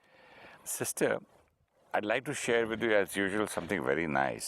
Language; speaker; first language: English; non-native, local second language; Hindi